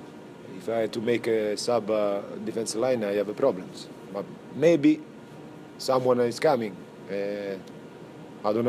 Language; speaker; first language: English; non-native, fluent; Italian